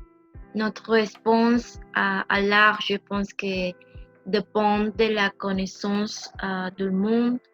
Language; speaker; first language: French; non-native, learner; Spanish